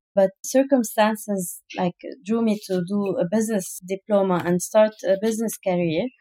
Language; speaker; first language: English; non-native, fluent; Arabic